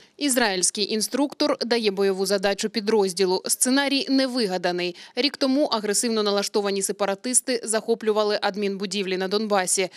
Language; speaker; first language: Ukrainian; native; Ukrainian